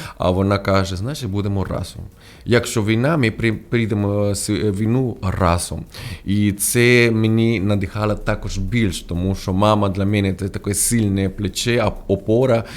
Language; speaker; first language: Ukrainian; non-native, fluent; Spanish